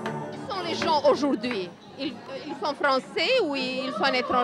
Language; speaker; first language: French; non-native, learner; Serbian